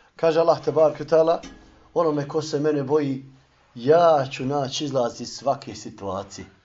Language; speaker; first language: Bosnian; native; Bosnian